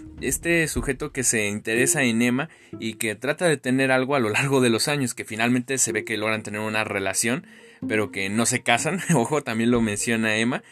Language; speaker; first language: Spanish; native; Spanish